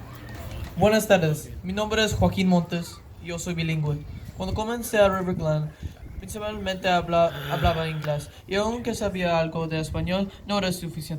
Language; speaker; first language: Spanish; non-native, local second language; English